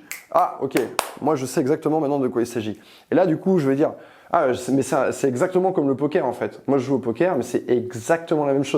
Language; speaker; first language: French; native; French